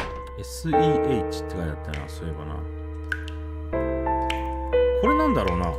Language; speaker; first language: Japanese; native; Japanese